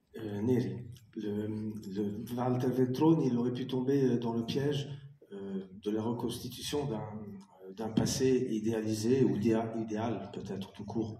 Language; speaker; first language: French; native; French